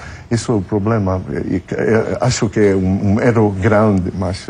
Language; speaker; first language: Portuguese; non-native, fluent; French